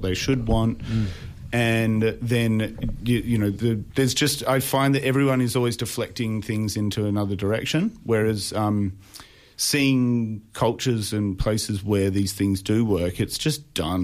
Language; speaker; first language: English; native; English